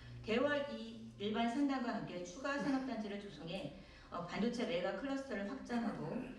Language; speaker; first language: Korean; native; Korean